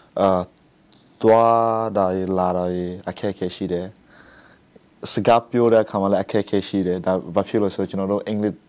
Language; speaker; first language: Burmese; non-native, local second language; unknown